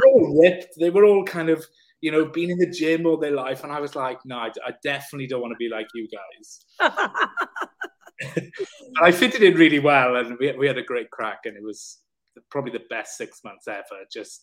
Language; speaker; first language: English; native; English